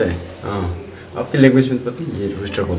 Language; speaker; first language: Hindi; non-native, learner; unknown